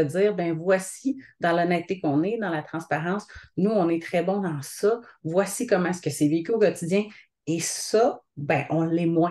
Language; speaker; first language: French; native; French